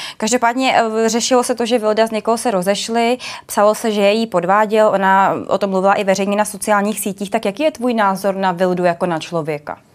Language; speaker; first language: Czech; native; Czech